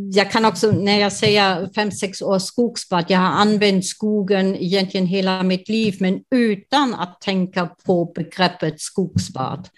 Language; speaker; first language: Swedish; non-native, fluent; German